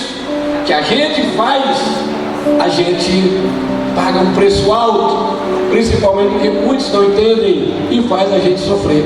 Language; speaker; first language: Portuguese; native; Portuguese